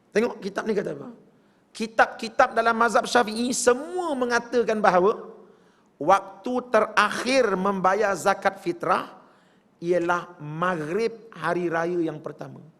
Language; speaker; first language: Malay; native; Malay